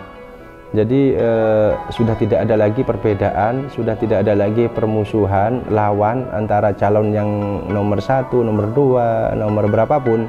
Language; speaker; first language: Indonesian; non-native, local second language; Madurese